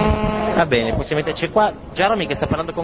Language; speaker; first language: Italian; native; Italian